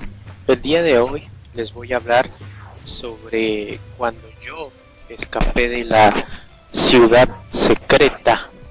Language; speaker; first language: Spanish; native; Spanish